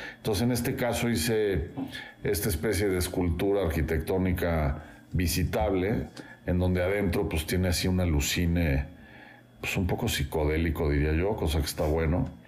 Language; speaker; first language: Spanish; native; Spanish